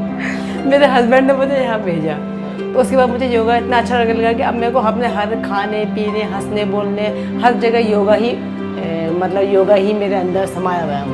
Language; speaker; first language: Hindi; native; Hindi